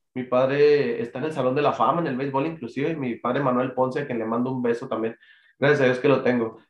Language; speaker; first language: Spanish; native; Spanish